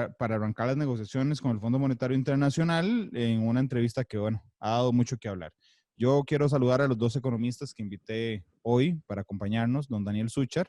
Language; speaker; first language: Spanish; native; Spanish